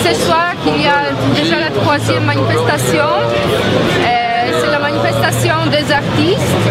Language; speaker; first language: French; non-native, fluent; Polish